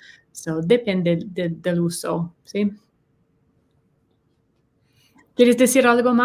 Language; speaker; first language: Spanish; non-native, learner; English